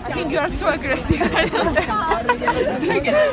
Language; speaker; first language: English; non-native, fluent; Spanish